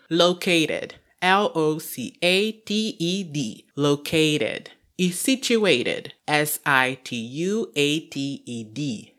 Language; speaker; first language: English; non-native, fluent; Portuguese